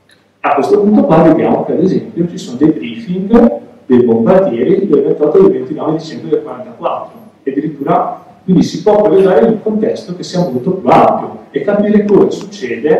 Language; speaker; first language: Italian; native; Italian